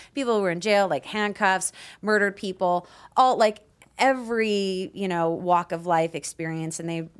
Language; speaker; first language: English; native; English